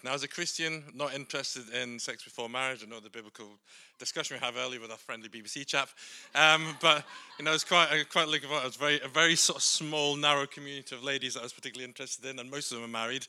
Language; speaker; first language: English; native; English